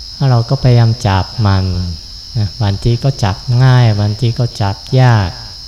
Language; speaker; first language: Thai; non-native, fluent; Japanese